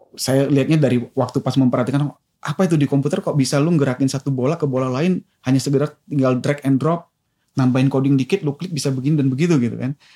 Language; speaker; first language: Indonesian; native; Indonesian